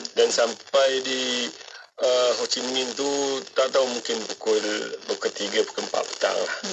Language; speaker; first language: Malay; native; Malay